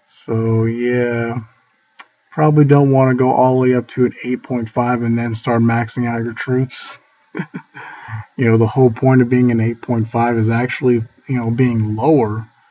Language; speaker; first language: English; native; English